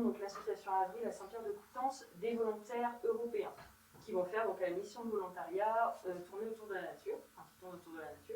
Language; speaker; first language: French; native; French